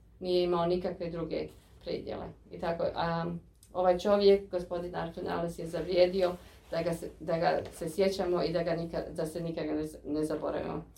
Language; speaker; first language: Croatian; early bilingual, heritage; Croatian